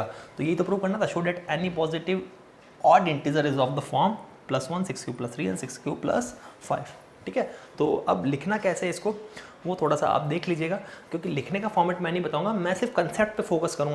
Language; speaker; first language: Hindi; native; Hindi